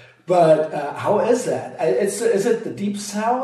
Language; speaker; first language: English; non-native, fluent; German